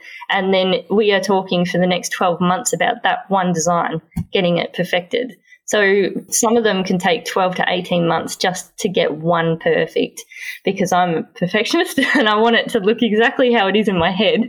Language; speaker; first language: English; native; English